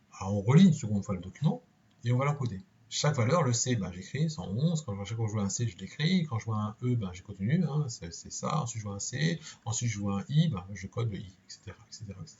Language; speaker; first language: French; native; French